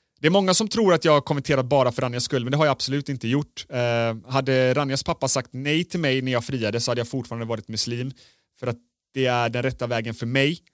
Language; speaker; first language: Swedish; native; Swedish